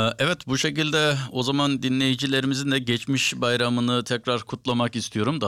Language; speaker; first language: Turkish; early bilingual, heritage; Turkish